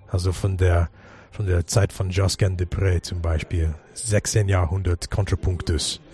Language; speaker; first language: German; non-native, fluent; English